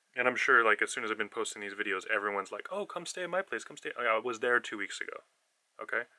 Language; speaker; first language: English; native; English